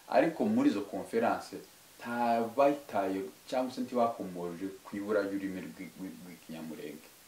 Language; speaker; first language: Kinyarwanda; native; Kinyarwanda